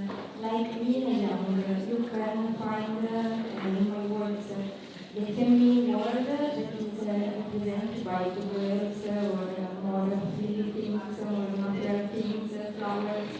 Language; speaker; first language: English; non-native, learner; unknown